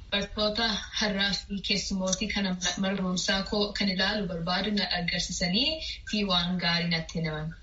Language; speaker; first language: Oromo; early bilingual, heritage; Oromo